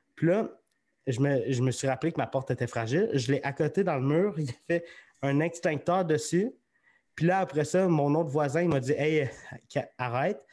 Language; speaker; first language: French; native; French